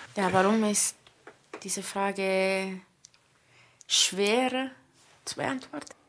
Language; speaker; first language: German; non-native, fluent; Italian